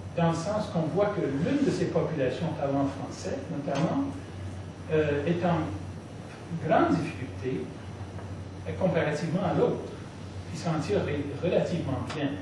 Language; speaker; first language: French; non-native, local second language; English